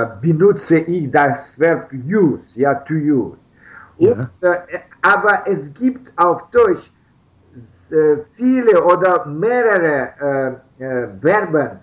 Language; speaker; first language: German; non-native, learner; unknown